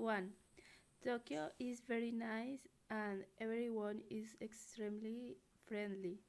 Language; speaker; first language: English; non-native, learner; Spanish